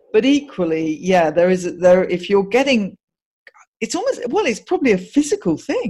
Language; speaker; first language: English; native; English